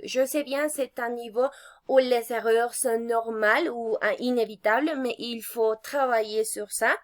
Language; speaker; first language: French; non-native, fluent; Spanish